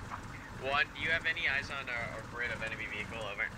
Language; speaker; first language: English; native; English